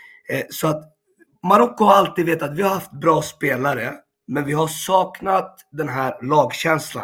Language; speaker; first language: Swedish; early bilingual, other home language; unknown